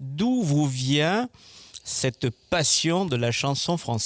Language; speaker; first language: French; native; French